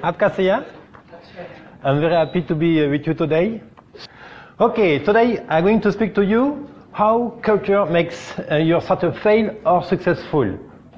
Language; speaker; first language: English; non-native, learner; French